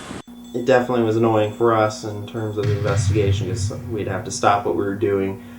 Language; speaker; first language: English; native; English